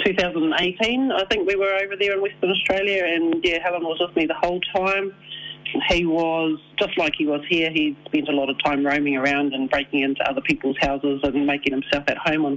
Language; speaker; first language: English; native; English